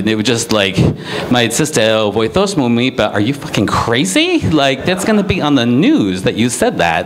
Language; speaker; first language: English; native; English